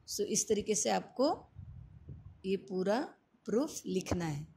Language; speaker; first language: Hindi; non-native, local second language; Marathi